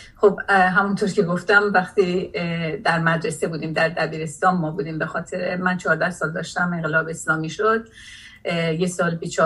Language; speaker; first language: Persian; non-native, local second language; Azerbaijani